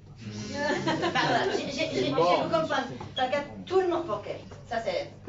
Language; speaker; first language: French; non-native, fluent; Italian